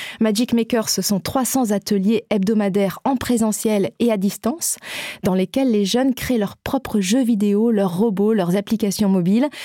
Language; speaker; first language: French; native; French